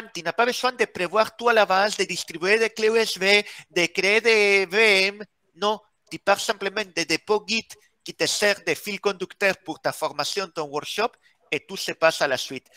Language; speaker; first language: French; non-native, fluent; Spanish